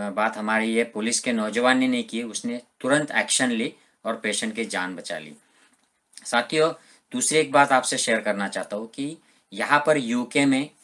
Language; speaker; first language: Hindi; non-native, local second language; Marathi